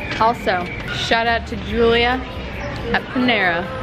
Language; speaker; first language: English; native; English